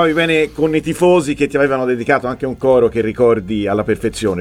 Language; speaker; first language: Italian; native; Italian